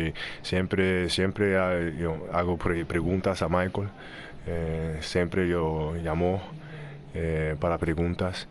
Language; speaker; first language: Spanish; non-native, learner; English